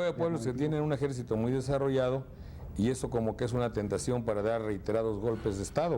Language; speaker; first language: Spanish; native; Spanish